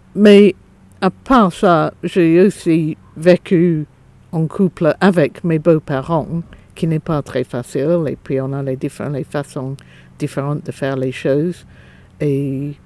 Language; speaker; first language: French; non-native, fluent; English